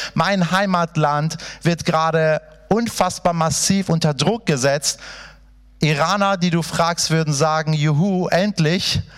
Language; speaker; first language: German; early bilingual, other home language; Persian